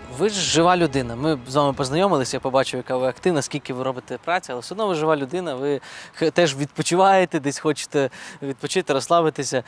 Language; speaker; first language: Ukrainian; native; Ukrainian